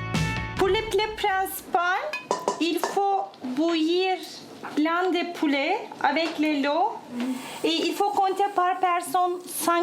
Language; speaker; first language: French; non-native, fluent; Turkish